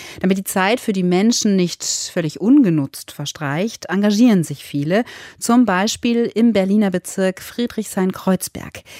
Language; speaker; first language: German; native; German